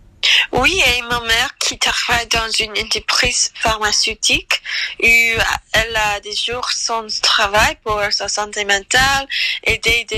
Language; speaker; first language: French; non-native, learner; English